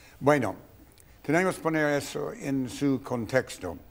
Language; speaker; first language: Spanish; non-native, fluent; English